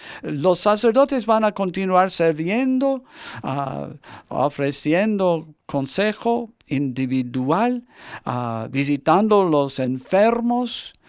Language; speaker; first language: Spanish; non-native, fluent; English